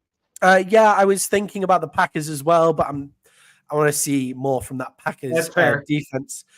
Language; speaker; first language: English; native; English